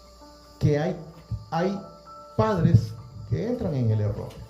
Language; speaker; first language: Spanish; native; Spanish